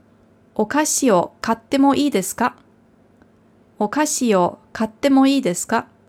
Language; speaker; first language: Japanese; non-native, fluent; German